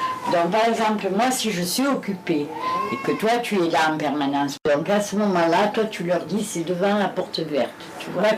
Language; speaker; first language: French; native; French